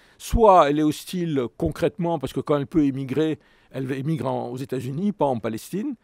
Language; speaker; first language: French; native; French